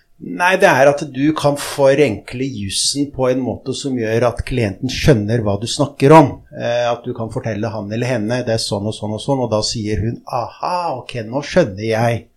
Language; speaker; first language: Norwegian; early bilingual, other home language; Arabic